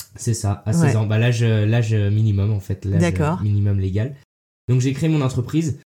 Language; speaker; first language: French; early bilingual, heritage; French